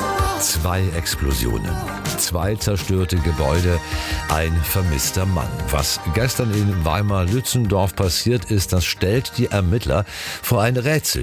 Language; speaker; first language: German; native; German